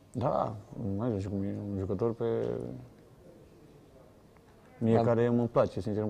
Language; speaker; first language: Romanian; native; Romanian